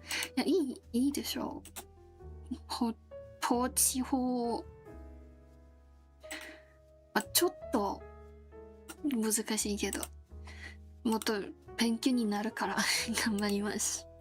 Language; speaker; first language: Japanese; non-native, learner; Korean